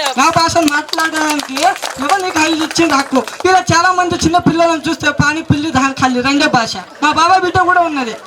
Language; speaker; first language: Telugu; non-native, local second language; Lambadi